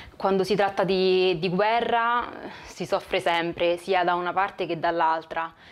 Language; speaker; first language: Italian; native; Italian